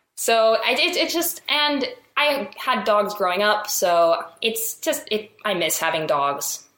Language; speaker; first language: English; native; English